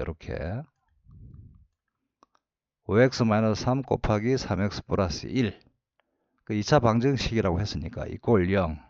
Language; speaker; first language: Korean; native; Korean